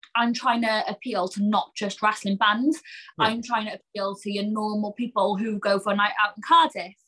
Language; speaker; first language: English; native; English